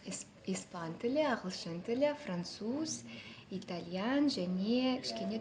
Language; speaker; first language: Kazakh; non-native, local second language; Russian